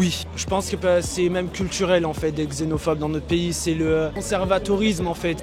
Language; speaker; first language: French; native; French